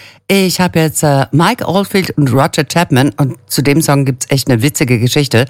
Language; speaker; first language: German; native; German